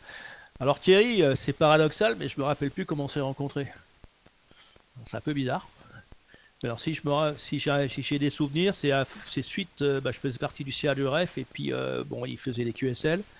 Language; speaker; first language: French; native; French